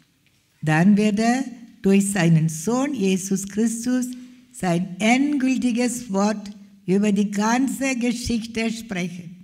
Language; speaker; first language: German; non-native, fluent; Malayalam